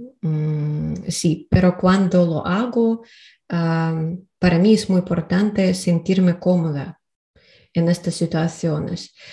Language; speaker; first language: Spanish; non-native, learner; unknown